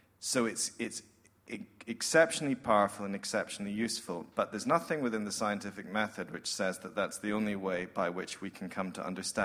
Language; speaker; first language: English; native; English